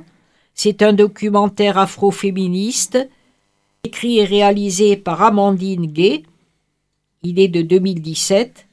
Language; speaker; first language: French; native; French